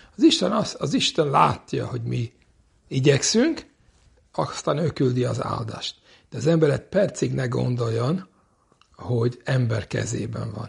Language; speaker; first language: Hungarian; non-native, fluent; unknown